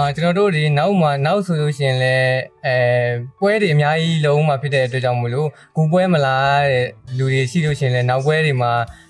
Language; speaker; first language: Burmese; native; Burmese